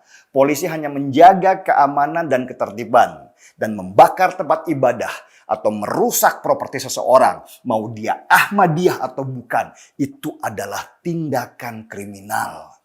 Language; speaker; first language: Indonesian; native; Indonesian